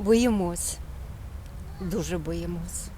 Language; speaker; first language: Ukrainian; non-native, local second language; Russian